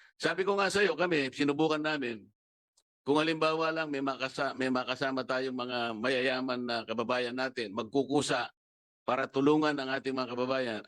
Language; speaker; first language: Filipino; non-native, local second language; Pampanga